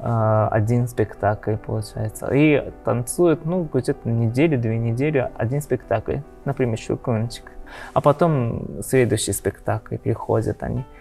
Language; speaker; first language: Russian; non-native, learner; Japanese